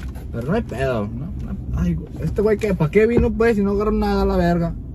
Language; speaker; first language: Spanish; early bilingual, heritage; Spanish